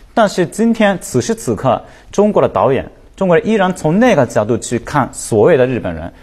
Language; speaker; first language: Chinese; non-native, fluent; Japanese